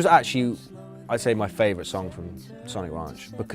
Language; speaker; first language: English; native; English